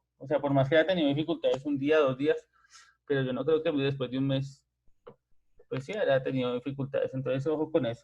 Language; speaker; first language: Spanish; native; Spanish